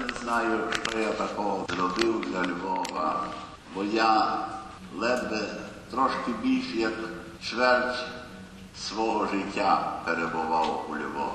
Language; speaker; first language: Ukrainian; early bilingual, heritage; Ukrainian